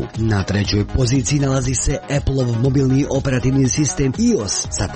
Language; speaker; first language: Croatian; native; Croatian